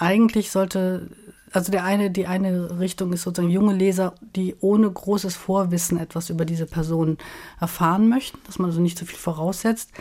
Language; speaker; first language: German; native; German